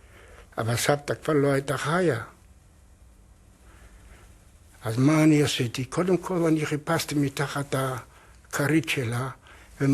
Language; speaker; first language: Hebrew; non-native, fluent; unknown